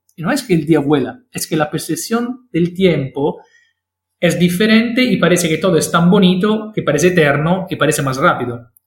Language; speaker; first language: Spanish; non-native, fluent; Italian